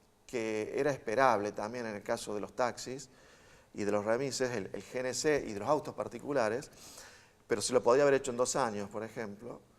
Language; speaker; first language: Spanish; native; Spanish